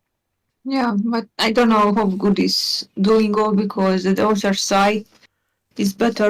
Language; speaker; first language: English; non-native, learner; Hungarian